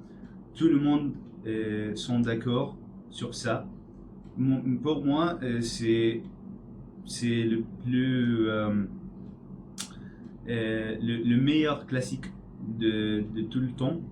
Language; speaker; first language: French; non-native, learner; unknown